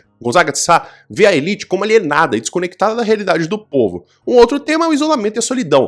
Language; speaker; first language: Portuguese; native; Portuguese